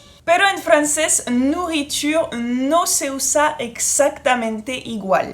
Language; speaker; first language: Spanish; non-native, fluent; French